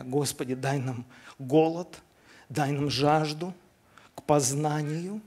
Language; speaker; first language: Russian; native; Russian